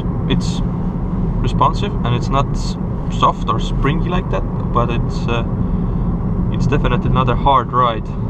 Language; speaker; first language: English; non-native, fluent; Estonian